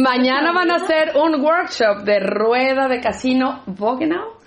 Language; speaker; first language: Spanish; non-native, learner; German